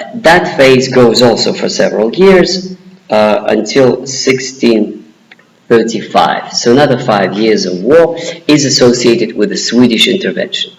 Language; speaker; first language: English; non-native, fluent; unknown